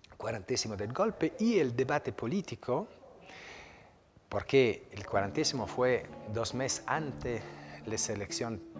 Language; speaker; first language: Spanish; non-native, fluent; Italian